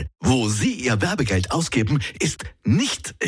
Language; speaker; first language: German; native; German